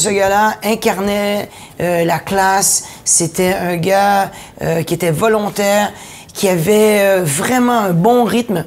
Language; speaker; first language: French; native; French